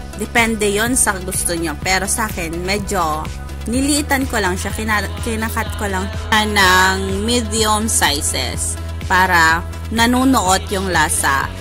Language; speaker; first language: Filipino; non-native, local second language; Bikol